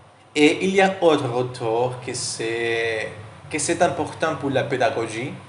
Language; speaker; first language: French; non-native, learner; Spanish